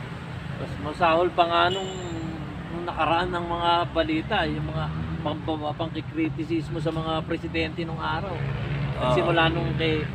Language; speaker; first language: Filipino; native; Filipino